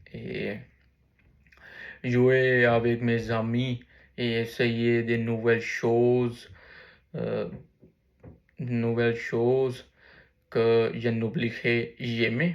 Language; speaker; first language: French; non-native, learner; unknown